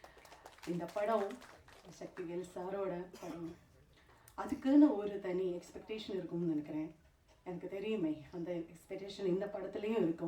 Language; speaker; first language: Tamil; non-native, fluent; Malayalam